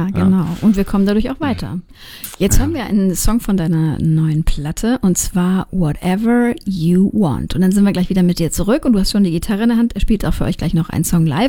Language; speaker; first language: German; native; German